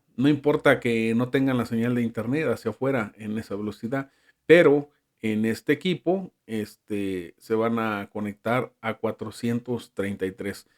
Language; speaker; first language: Spanish; native; Spanish